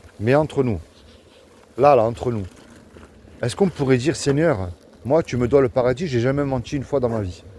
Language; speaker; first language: French; native; French